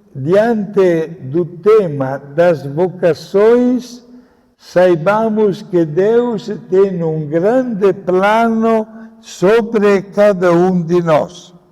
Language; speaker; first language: Portuguese; non-native, fluent; Italian